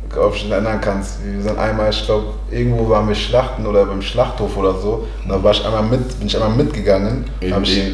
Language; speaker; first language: German; early bilingual, other home language; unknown